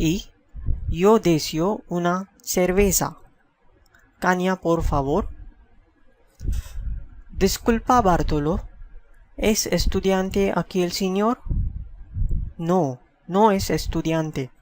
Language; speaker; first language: Spanish; non-native, fluent; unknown